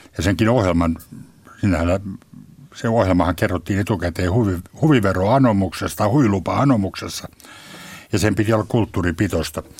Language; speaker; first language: Finnish; native; Finnish